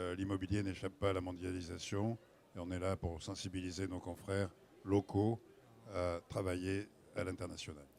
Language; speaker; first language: French; native; French